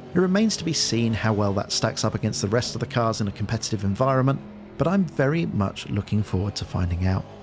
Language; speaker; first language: English; native; English